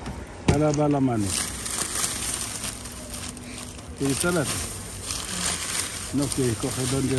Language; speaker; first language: Spanish; non-native, learner; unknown